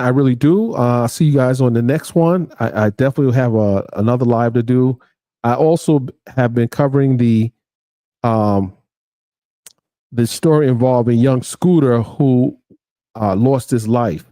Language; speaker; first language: English; native; English